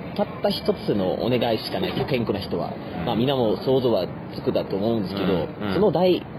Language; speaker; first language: Japanese; non-native, fluent; German